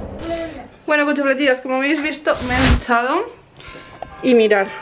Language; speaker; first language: Spanish; native; Spanish